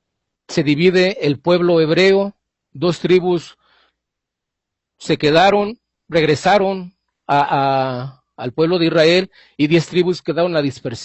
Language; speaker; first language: Spanish; native; Spanish